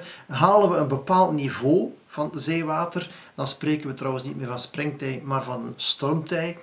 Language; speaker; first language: Dutch; native; Dutch